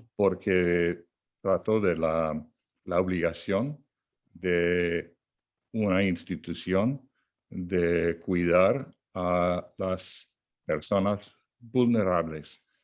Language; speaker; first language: Spanish; non-native, fluent; English